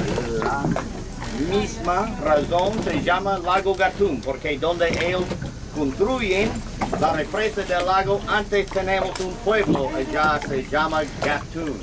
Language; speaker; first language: Spanish; non-native, learner; English